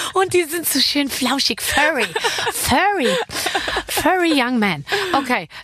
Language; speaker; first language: German; native; German